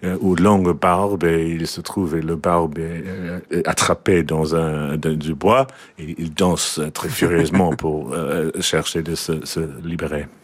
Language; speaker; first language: French; non-native, learner; English